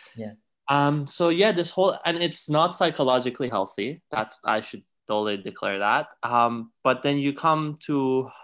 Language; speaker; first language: English; non-native, fluent; Persian